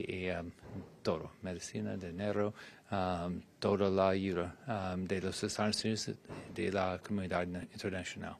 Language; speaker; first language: Spanish; non-native, learner; English